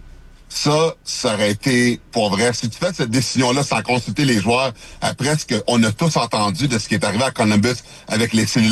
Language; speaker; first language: French; native; French